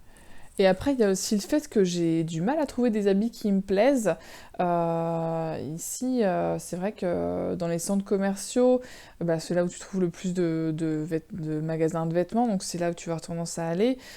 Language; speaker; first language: French; native; French